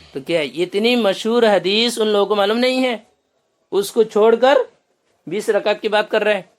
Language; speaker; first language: Urdu; non-native, local second language; Manipuri